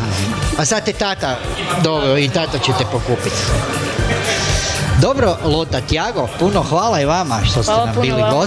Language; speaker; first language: Croatian; native; Croatian